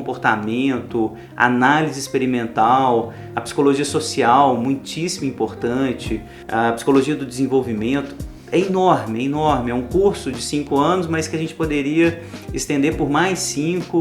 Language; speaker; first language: Portuguese; native; Portuguese